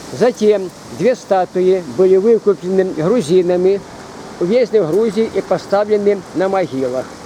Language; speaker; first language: Russian; native; Russian